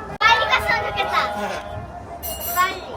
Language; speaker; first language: Korean; early bilingual, heritage; Korean